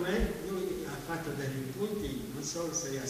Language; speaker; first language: Italian; non-native, fluent; English